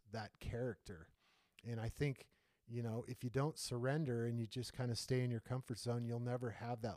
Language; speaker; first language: English; native; English